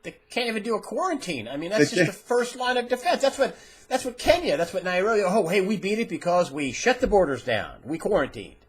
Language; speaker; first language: English; native; English